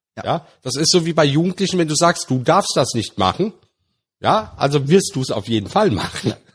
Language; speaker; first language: German; early bilingual, other home language; Turkish